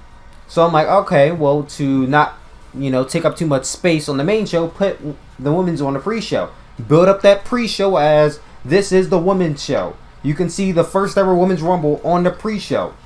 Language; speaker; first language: English; native; English